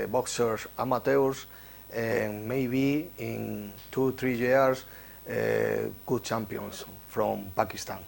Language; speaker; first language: English; non-native, learner; Spanish